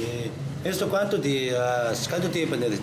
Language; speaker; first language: Spanish; non-native, learner; Korean